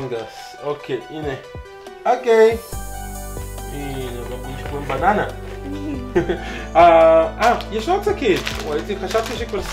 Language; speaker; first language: Hebrew; native; Hebrew